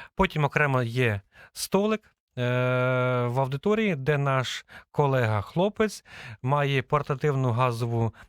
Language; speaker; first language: Ukrainian; native; Ukrainian